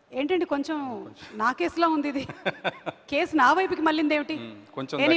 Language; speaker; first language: Telugu; native; Telugu